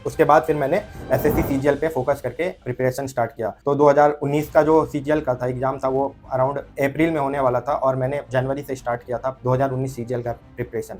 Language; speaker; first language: Hindi; native; Hindi